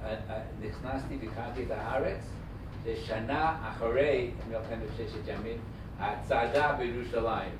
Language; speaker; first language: Hebrew; non-native, fluent; English